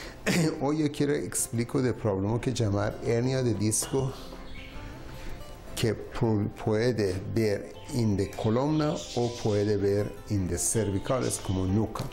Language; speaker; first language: Spanish; non-native, learner; Persian